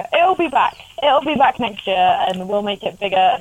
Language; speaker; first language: English; native; English